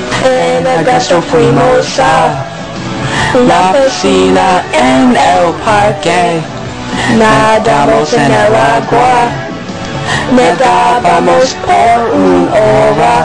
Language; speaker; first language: Spanish; non-native, learner; English